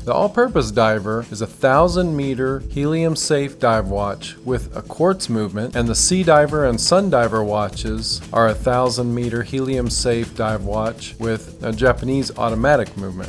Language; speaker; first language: English; native; English